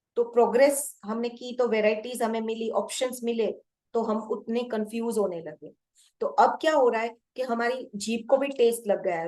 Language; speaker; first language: Hindi; non-native, local second language; Gujarati